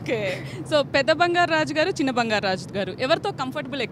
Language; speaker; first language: Telugu; native; Telugu